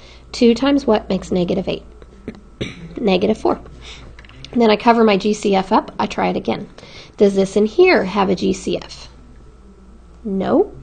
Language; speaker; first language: English; native; English